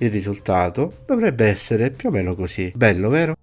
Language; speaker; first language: Italian; native; Italian